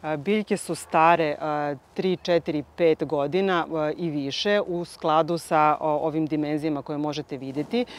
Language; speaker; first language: Croatian; native; Croatian